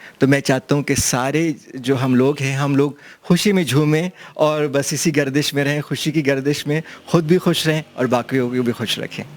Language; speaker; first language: Urdu; non-native, local second language; Pashto